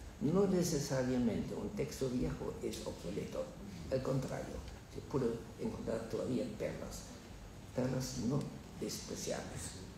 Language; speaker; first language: Spanish; non-native, fluent; German